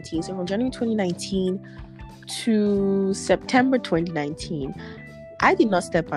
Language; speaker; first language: English; non-native, local second language; Yoruba